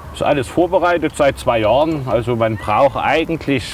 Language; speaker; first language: German; native; German